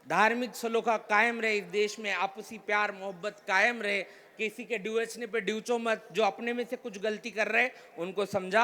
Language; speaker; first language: Hindi; non-native, local second language; Marathi